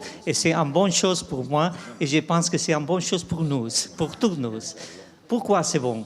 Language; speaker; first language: French; non-native, fluent; Spanish